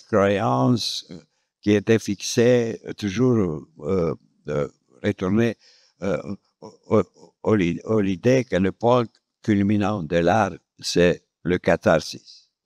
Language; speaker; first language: French; non-native, fluent; Romanian